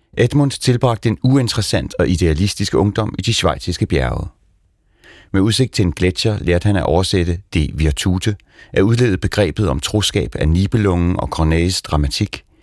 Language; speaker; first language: Danish; native; Danish